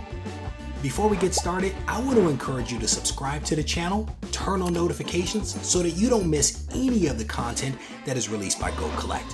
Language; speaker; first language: English; native; English